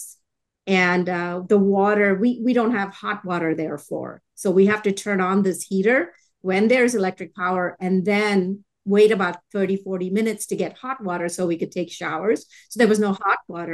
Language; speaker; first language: English; non-native, local second language; Tamil